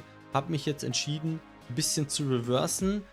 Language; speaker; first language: German; native; German